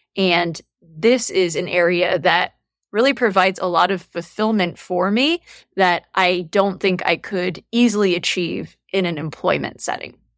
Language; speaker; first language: English; native; English